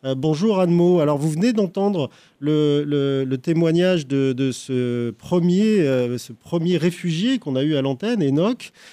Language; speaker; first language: French; native; French